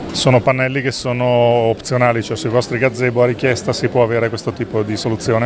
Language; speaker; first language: Italian; native; Italian